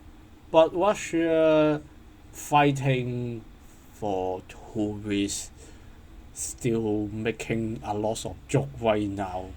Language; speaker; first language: English; non-native, learner; Cantonese